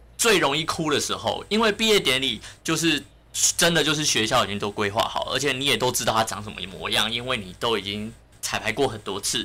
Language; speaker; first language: Chinese; native; Chinese